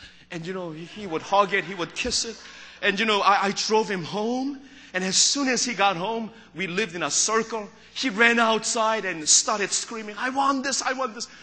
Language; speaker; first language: English; early bilingual, other home language; Korean